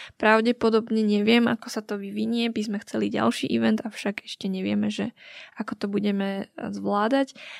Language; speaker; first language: Slovak; early bilingual, other home language; Vietnamese